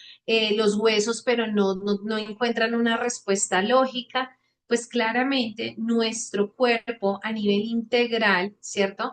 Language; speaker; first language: Spanish; native; Spanish